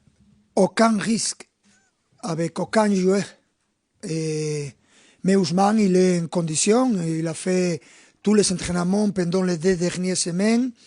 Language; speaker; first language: French; non-native, fluent; Spanish